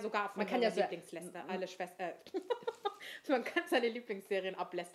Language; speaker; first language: German; native; German